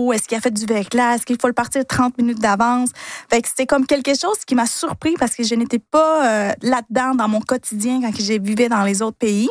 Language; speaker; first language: French; early bilingual, other home language; Spanish